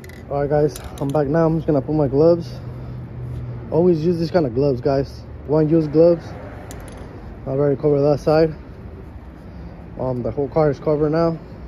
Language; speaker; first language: English; early bilingual, other home language; Spanish